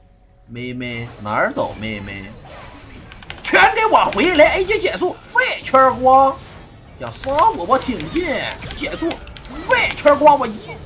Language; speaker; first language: Chinese; native; Chinese